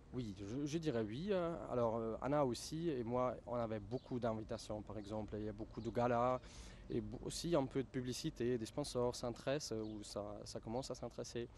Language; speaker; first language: French; non-native, fluent; German